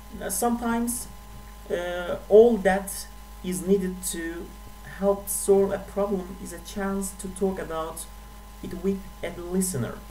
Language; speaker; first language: English; non-native, fluent; Turkish